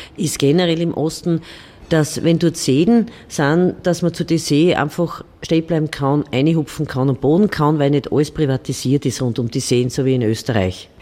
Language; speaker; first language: German; native; German